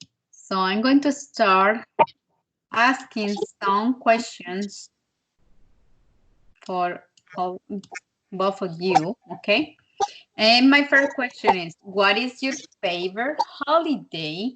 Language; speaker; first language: English; non-native, learner; Spanish